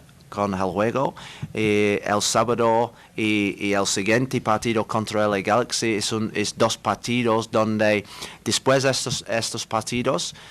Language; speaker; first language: Spanish; non-native, learner; English